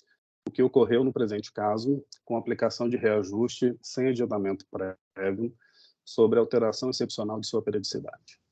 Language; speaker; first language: Portuguese; native; Portuguese